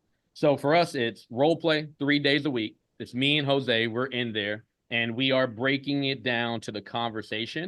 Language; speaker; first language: English; native; English